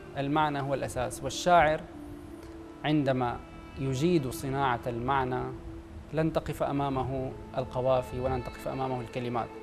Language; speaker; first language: Arabic; native; Arabic